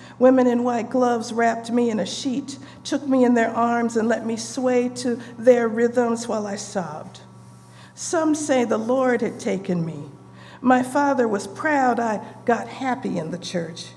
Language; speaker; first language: English; native; English